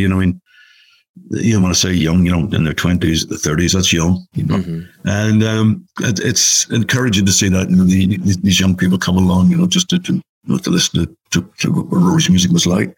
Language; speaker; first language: English; native; English